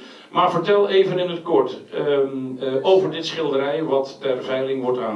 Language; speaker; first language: Dutch; native; Dutch